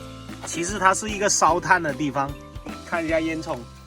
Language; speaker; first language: Chinese; non-native, local second language; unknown